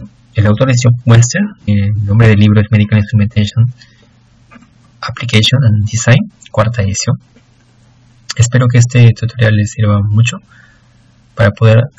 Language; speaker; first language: Spanish; native; Spanish